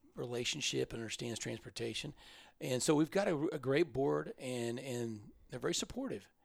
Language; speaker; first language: English; native; English